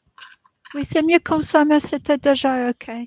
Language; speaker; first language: French; non-native, fluent; English